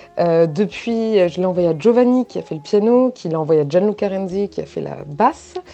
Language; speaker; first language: French; native; French